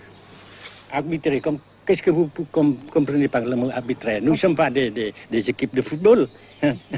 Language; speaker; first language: French; non-native, local second language; Vietnamese